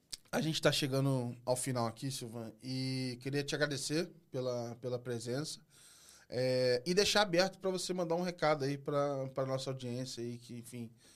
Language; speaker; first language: Portuguese; native; Portuguese